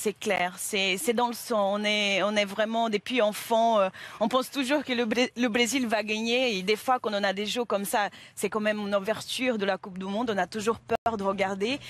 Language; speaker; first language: French; non-native, fluent; Portuguese